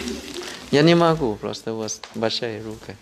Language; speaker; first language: Russian; non-native, fluent; Thai